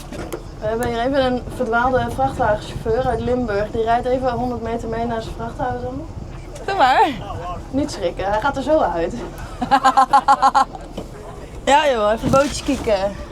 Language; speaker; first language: Dutch; native; Dutch